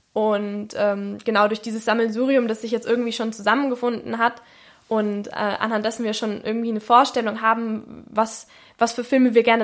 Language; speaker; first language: German; native; German